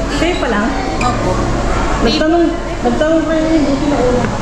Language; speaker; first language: Filipino; native; Filipino